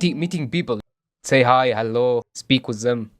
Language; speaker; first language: English; non-native, learner; Arabic